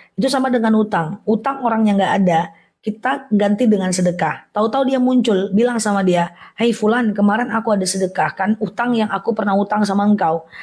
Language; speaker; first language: Indonesian; non-native, local second language; Minangkabau